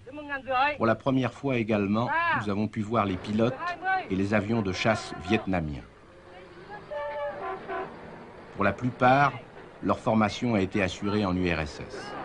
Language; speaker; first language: French; native; French